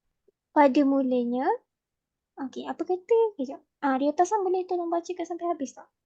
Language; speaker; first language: Malay; native; Malay